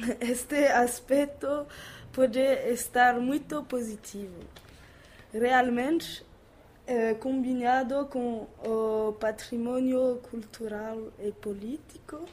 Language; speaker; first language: Portuguese; non-native, learner; French